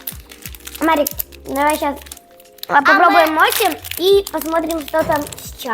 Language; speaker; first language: Russian; native; Russian